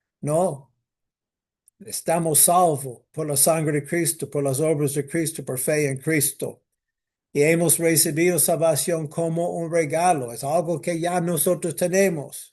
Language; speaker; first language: Spanish; non-native, fluent; English